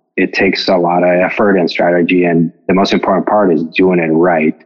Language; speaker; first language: English; non-native, fluent; Spanish